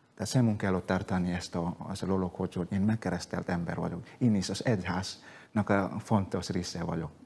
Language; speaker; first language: Hungarian; non-native, fluent; Indonesian